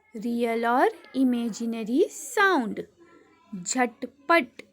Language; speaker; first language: Hindi; non-native, local second language; Gujarati